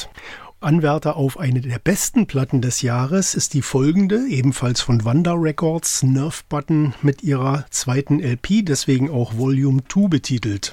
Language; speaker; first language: German; native; German